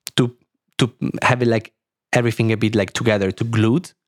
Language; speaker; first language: English; non-native, fluent; Italian